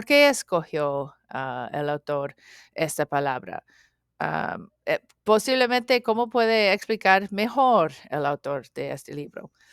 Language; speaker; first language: Spanish; non-native, learner; English